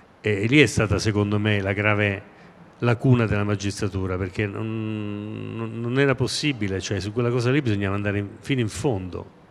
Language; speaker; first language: Italian; native; Italian